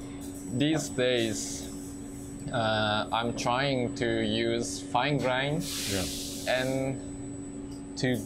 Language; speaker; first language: English; non-native, learner; Japanese